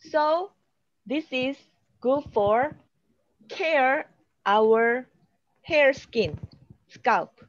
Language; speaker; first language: English; non-native, learner; Korean